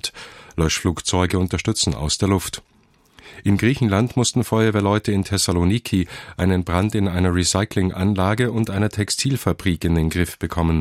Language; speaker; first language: German; native; German